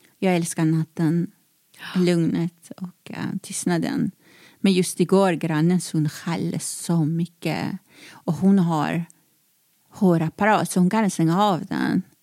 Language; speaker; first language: Swedish; non-native, fluent; Persian